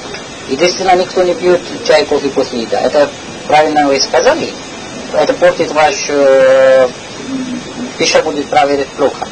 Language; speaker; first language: Russian; non-native, learner; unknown